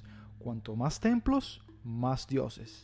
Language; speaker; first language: Spanish; native; Spanish